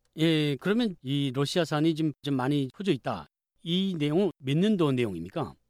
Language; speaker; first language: Korean; native; Korean